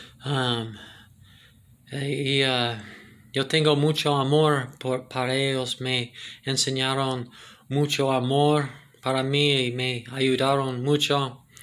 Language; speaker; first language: Spanish; non-native, fluent; English